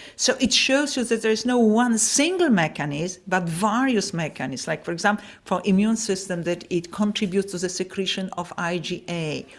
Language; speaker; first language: English; non-native, fluent; Polish